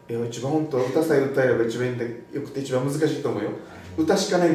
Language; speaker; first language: Japanese; native; Japanese